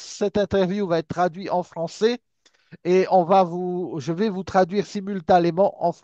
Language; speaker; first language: French; native; French